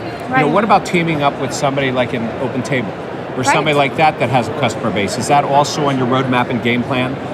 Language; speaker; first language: English; native; English